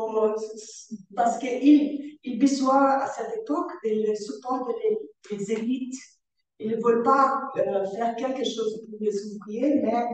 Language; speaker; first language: French; non-native, learner; Portuguese